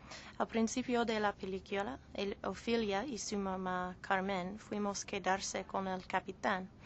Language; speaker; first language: Spanish; non-native, learner; English